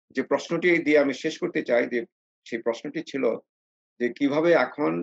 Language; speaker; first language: Bangla; non-native, local second language; Sylheti